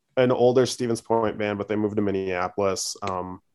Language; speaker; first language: English; native; English